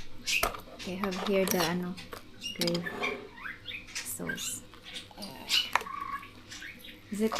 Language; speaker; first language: English; non-native, local second language; Cebuano